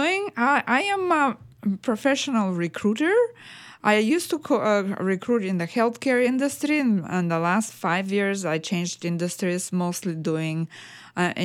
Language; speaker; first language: English; non-native, fluent; Bulgarian